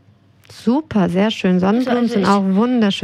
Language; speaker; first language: German; native; German